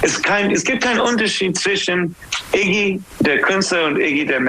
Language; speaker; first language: German; non-native, fluent; English